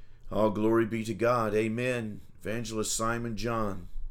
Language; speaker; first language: English; native; English